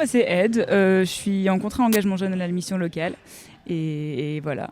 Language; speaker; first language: French; native; French